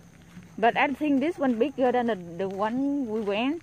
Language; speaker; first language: English; non-native, learner; Vietnamese